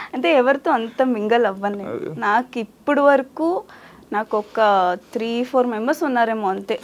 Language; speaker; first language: Telugu; non-native, local second language; Kannada